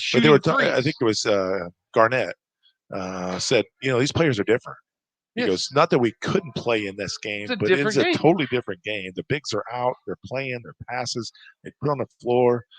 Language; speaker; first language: English; native; English